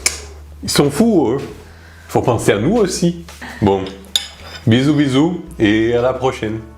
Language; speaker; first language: French; non-native, fluent; Portuguese